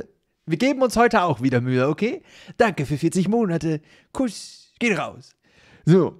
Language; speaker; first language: German; native; German